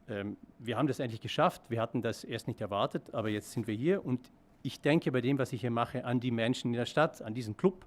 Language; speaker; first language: German; native; German